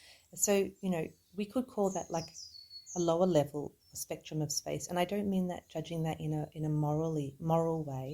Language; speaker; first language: English; native; English